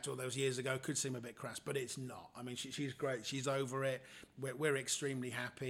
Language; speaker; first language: English; native; English